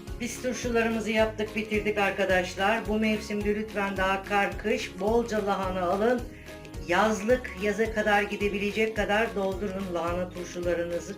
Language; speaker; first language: Turkish; native; Turkish